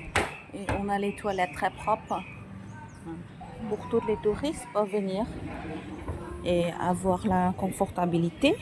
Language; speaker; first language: French; non-native, fluent; Thai